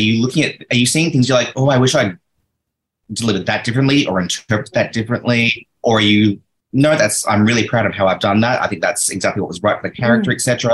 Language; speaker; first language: English; native; English